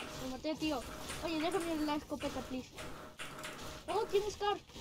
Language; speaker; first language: Spanish; native; Spanish